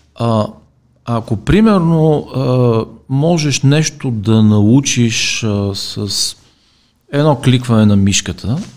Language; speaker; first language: Bulgarian; native; Bulgarian